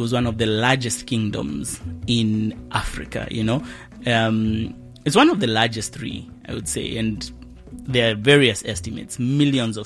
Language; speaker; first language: English; non-native, local second language; Kikuyu